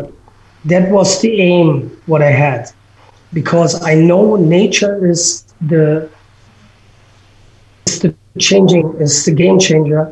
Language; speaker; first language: English; non-native, fluent; German